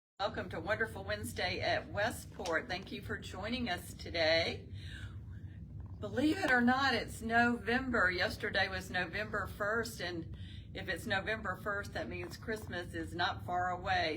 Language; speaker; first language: English; native; English